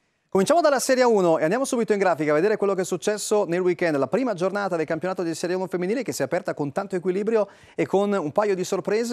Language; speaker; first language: Italian; native; Italian